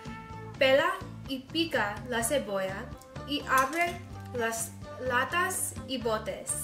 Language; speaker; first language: Spanish; non-native, learner; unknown